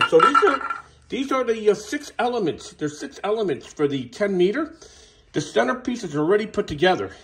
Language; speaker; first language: English; native; English